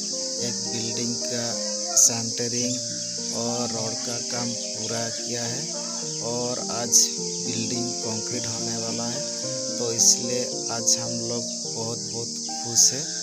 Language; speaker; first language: Hindi; non-native, local second language; Odia